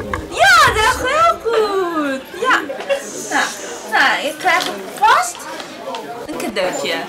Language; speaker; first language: Dutch; non-native, learner; Chinese